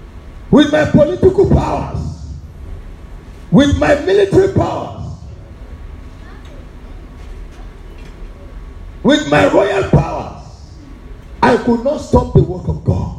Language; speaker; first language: English; non-native, local second language; Hausa